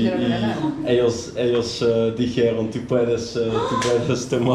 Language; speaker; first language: Spanish; non-native, learner; Dutch